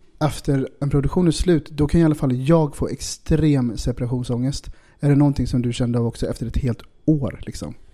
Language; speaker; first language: Swedish; native; Swedish